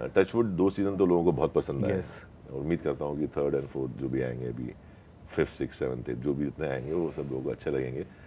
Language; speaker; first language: Hindi; non-native, local second language; Marathi